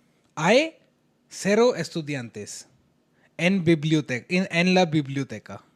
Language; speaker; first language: Spanish; non-native, learner; Hindi